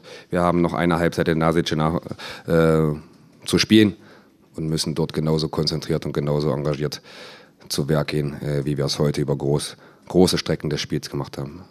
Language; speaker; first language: German; native; German